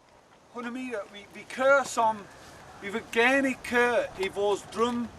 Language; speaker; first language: Danish; non-native, fluent; English